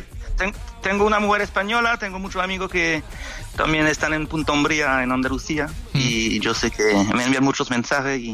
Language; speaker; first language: Spanish; non-native, fluent; French